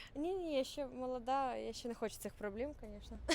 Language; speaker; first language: Ukrainian; non-native, local second language; Russian